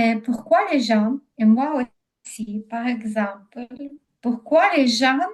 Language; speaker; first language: French; non-native, learner; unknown